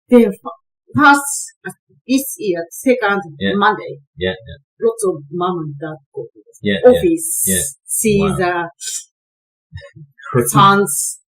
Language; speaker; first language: English; non-native, learner; Japanese